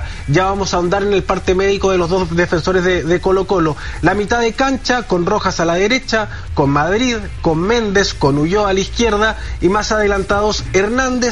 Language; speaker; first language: Spanish; native; Spanish